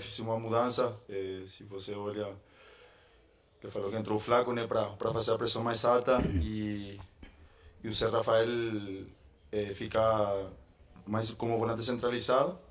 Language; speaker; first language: Portuguese; non-native, fluent; Spanish